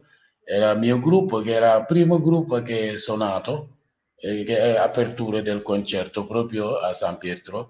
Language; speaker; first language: Italian; non-native, learner; Wolof